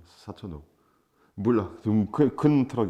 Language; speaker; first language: Korean; non-native, fluent; French